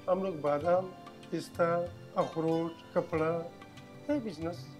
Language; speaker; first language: Hindi; non-native, fluent; Pashto